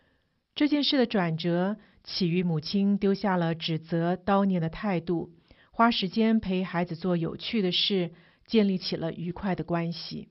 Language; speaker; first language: Chinese; native; Chinese